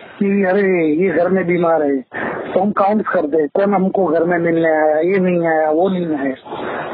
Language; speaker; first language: Hindi; non-native, local second language; Gujarati